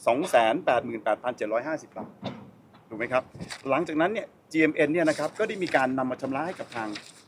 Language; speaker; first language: Thai; native; Thai